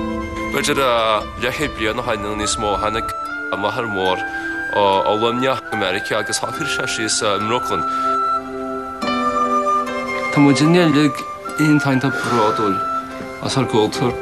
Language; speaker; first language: Irish; non-native, fluent; English